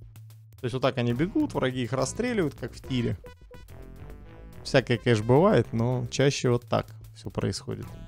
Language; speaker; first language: Russian; native; Russian